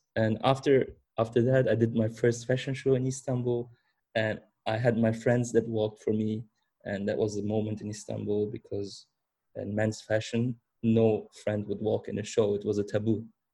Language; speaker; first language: English; early bilingual, other home language; German